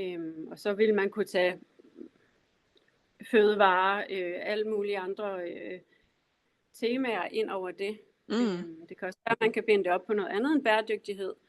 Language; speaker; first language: Danish; native; Danish